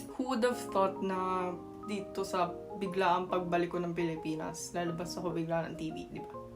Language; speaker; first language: Filipino; non-native, fluent; Korean